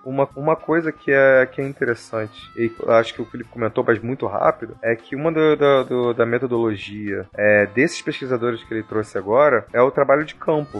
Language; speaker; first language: Portuguese; native; Portuguese